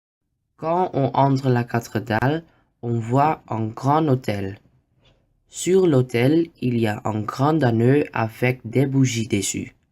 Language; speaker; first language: French; non-native, learner; Dutch